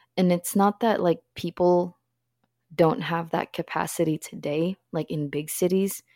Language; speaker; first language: English; early bilingual, other home language; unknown